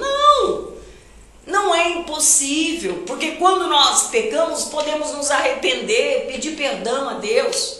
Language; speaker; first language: Portuguese; native; Portuguese